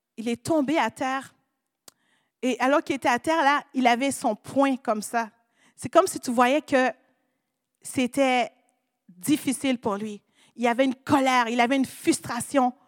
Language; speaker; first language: French; non-native, local second language; Haitian Creole